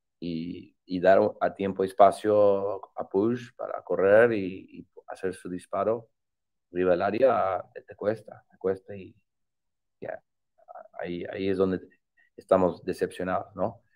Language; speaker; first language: Spanish; early bilingual, heritage; Spanish